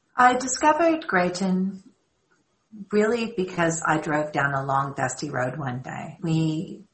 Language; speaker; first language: English; native; English